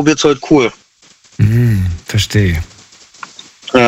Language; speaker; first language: German; native; German